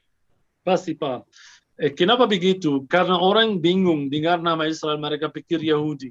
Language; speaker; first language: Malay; non-native, fluent; Arabic